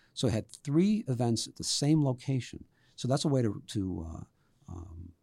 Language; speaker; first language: English; native; English